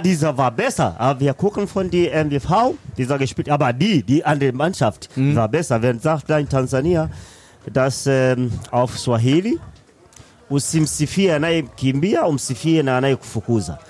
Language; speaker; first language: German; non-native, learner; Swahili